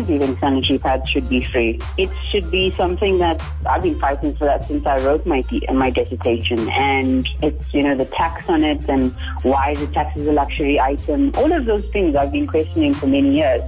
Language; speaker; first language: English; native; English